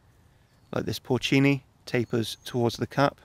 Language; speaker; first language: English; native; English